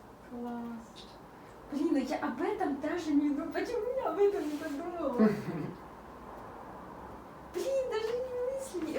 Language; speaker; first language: Russian; native; Russian